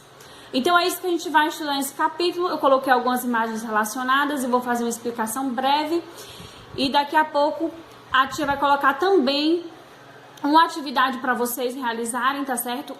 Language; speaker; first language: Portuguese; native; Portuguese